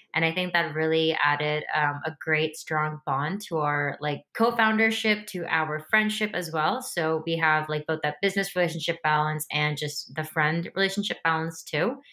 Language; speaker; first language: English; native; English